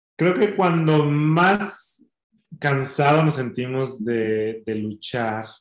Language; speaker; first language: Spanish; native; Spanish